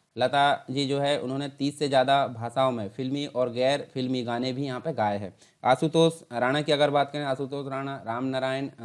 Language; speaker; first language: Hindi; native; Hindi